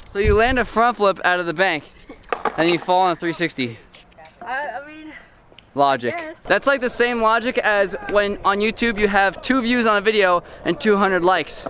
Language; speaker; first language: English; native; English